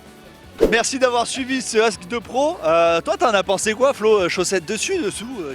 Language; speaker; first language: French; native; French